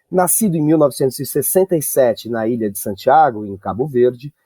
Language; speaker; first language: Portuguese; native; Portuguese